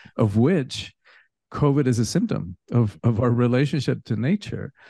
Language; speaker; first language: English; early bilingual, other home language; Spanish